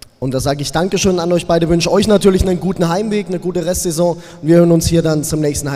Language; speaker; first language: German; native; German